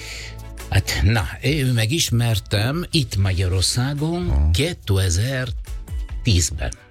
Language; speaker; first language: Hungarian; non-native, learner; Italian